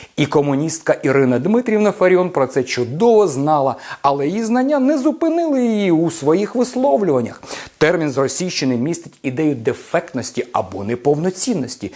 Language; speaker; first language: Ukrainian; non-native, local second language; Russian